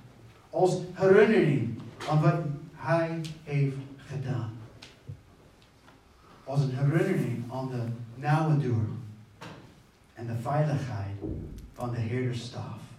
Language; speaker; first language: Dutch; non-native, fluent; English